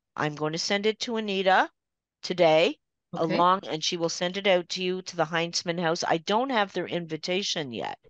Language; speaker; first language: English; native; English